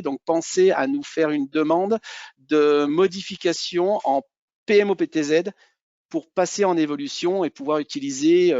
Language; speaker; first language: French; native; French